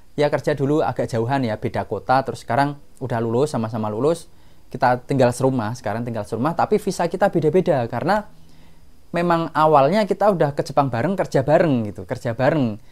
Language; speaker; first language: Indonesian; non-native, local second language; Javanese